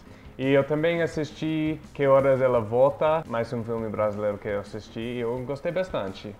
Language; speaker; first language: Portuguese; non-native, fluent; English